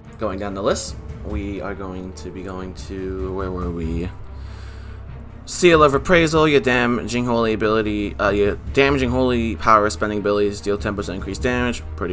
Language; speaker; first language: English; native; English